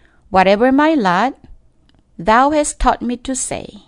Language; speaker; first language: English; non-native, fluent; Korean